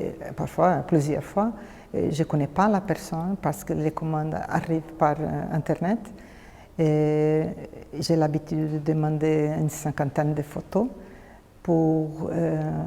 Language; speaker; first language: French; non-native, fluent; Portuguese